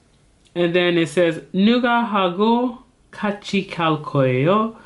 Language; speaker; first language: Korean; non-native, learner; English